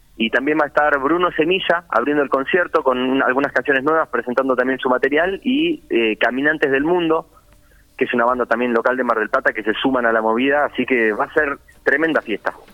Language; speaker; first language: Spanish; native; Spanish